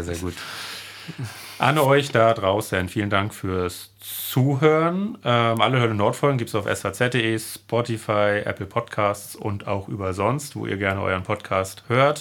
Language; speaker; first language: German; native; German